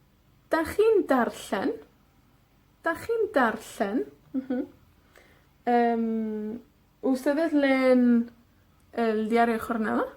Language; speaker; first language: Spanish; non-native, fluent; Welsh